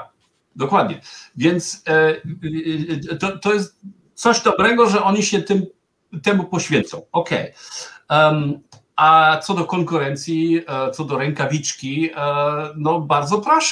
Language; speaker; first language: Polish; non-native, fluent; German